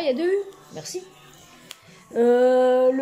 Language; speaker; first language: French; native; French